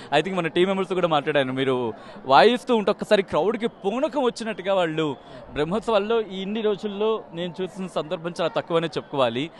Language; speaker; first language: Telugu; native; Telugu